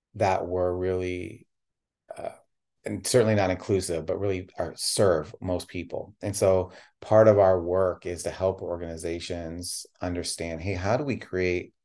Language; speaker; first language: English; native; English